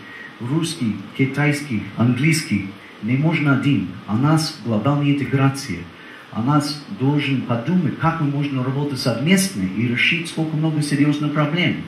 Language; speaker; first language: Russian; non-native, learner; English